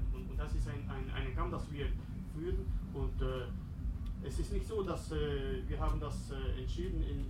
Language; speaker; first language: German; non-native, learner; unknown